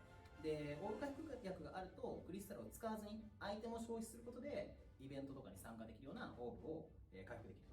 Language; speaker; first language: Japanese; native; Japanese